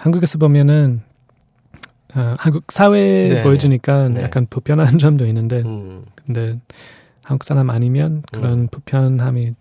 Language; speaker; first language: Korean; non-native, fluent; English